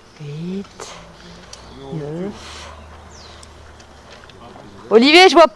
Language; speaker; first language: French; native; French